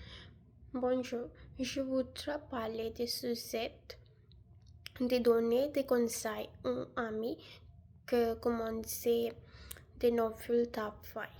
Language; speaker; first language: French; non-native, learner; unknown